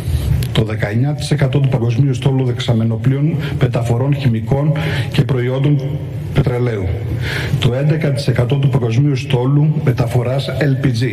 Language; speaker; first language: Greek; native; Greek